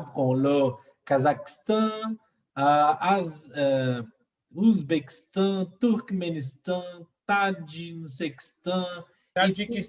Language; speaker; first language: French; non-native, fluent; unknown